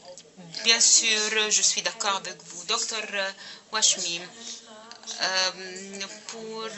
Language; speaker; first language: French; non-native, fluent; Arabic